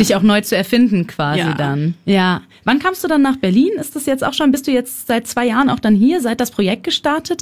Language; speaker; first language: German; native; German